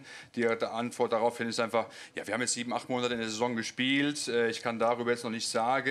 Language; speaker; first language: German; native; German